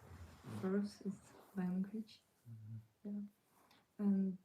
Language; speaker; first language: English; non-native, learner; Ukrainian